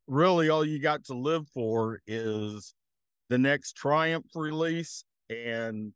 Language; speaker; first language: English; native; English